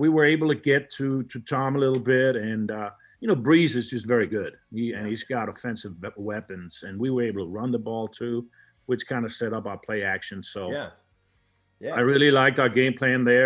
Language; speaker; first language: English; non-native, fluent; Danish